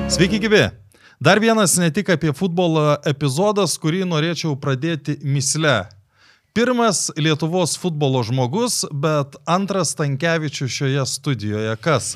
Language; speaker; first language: Lithuanian; native; Lithuanian